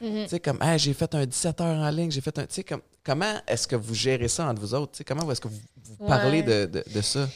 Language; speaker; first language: French; native; French